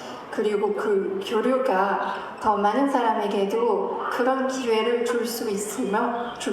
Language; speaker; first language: Korean; non-native, fluent; French